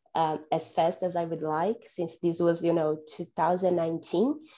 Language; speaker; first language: English; non-native, fluent; Portuguese